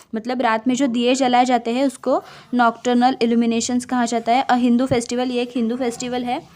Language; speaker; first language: Hindi; non-native, local second language; Marathi